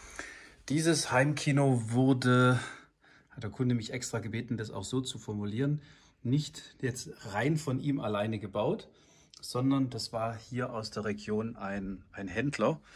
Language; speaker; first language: German; native; German